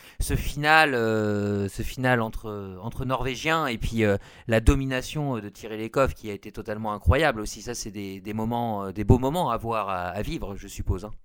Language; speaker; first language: French; native; French